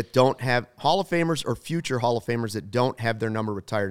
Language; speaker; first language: English; native; English